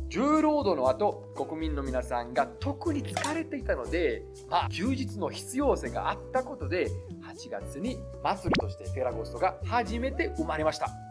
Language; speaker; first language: Japanese; non-native, fluent; Italian